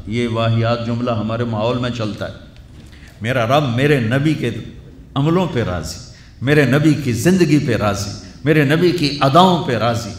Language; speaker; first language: Urdu; non-native, local second language; Punjabi